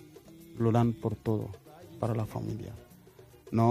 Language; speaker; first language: Spanish; non-native, fluent; Wolof